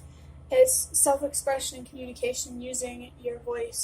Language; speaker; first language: English; native; English